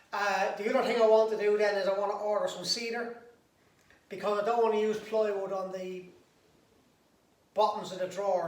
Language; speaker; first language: English; native; English